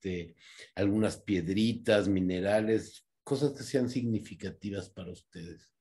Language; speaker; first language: Spanish; native; Spanish